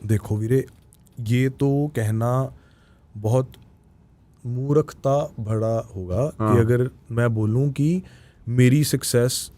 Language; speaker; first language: Hindi; non-native, local second language; Punjabi